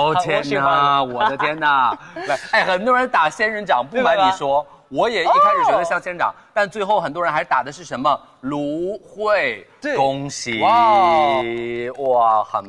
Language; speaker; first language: Chinese; native; Chinese